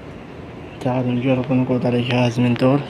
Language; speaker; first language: Arabic; native; Arabic